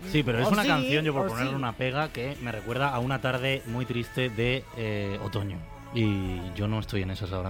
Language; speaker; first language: Spanish; native; Spanish